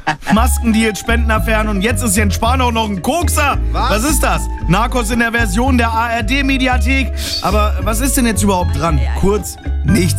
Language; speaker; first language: German; native; German